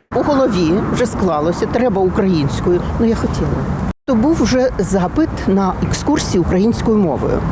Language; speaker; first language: Ukrainian; non-native, local second language; Russian